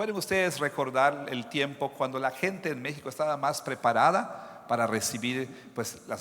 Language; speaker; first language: Spanish; non-native, fluent; English